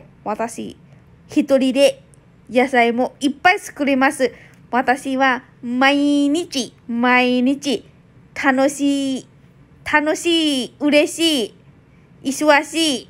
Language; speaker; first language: Japanese; non-native, learner; Thai